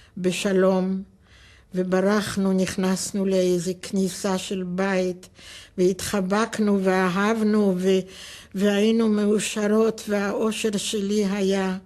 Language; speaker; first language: Hebrew; non-native, fluent; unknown